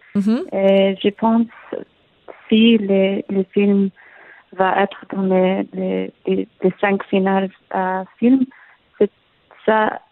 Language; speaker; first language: French; non-native, learner; Arabic